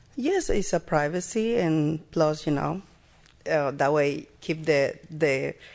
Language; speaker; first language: English; non-native, learner; Spanish